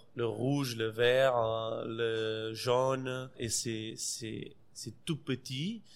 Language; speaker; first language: French; non-native, fluent; Portuguese